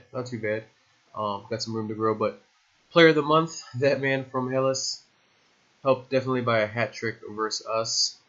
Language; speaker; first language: English; native; English